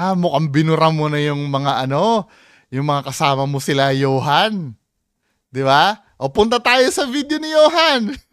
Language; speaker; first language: Filipino; native; Filipino